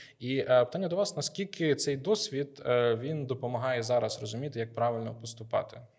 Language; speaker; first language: Ukrainian; native; Ukrainian